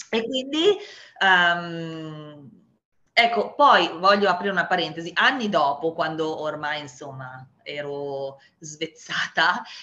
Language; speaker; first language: Italian; native; Italian